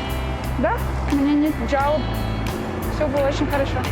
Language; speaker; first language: Russian; non-native, fluent; English